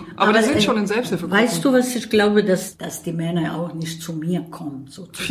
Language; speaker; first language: German; non-native, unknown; Bosnian